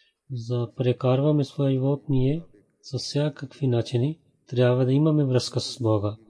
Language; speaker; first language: Bulgarian; non-native, learner; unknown